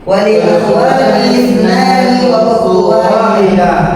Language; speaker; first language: Arabic; non-native, learner; Indonesian